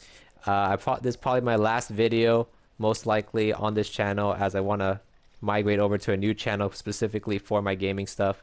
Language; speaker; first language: English; native; English